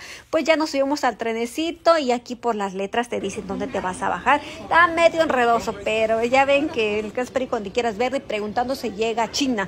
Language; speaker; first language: Spanish; native; Spanish